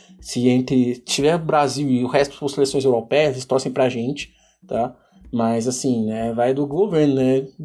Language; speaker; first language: Portuguese; early bilingual, other home language; Igbo